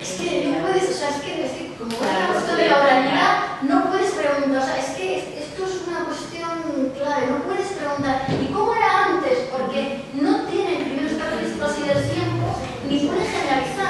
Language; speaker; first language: Spanish; native; Spanish